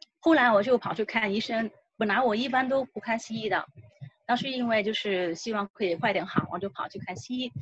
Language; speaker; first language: Chinese; non-native, local second language; Cantonese